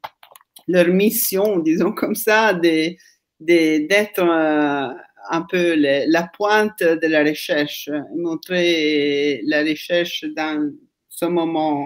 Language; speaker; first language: French; non-native, fluent; Italian